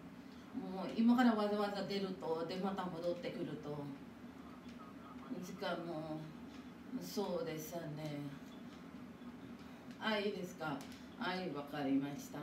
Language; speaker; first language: Japanese; non-native, fluent; Filipino